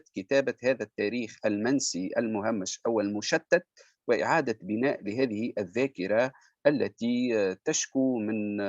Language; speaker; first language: Arabic; native; Arabic